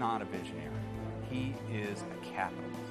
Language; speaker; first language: English; native; English